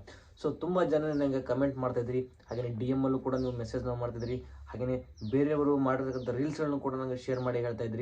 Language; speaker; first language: Kannada; native; Kannada